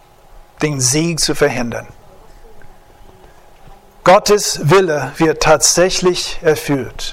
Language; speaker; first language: German; non-native, fluent; English